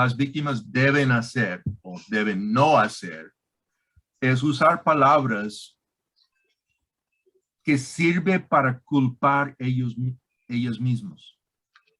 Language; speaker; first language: Spanish; non-native, fluent; English